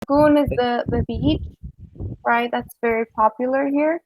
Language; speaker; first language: English; non-native, fluent; Spanish